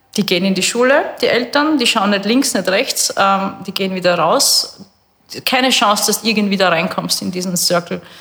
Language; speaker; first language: German; native; German